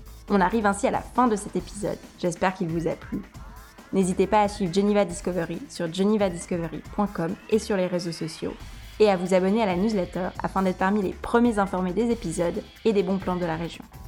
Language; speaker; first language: French; native; French